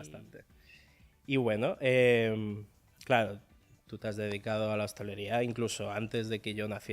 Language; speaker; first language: Spanish; early bilingual, other home language; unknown